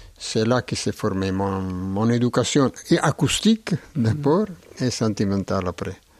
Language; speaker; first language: French; non-native, fluent; Italian